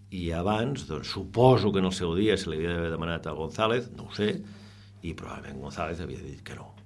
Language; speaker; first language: Catalan; non-native, local second language; Spanish